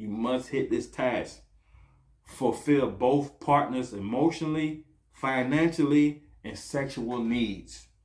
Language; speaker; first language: English; native; English